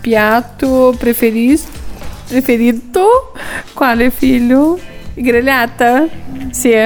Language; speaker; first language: Italian; non-native, learner; Portuguese